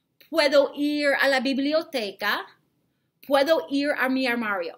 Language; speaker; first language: Spanish; non-native, fluent; English